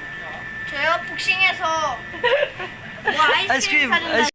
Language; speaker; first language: Korean; early bilingual, other home language; Mizo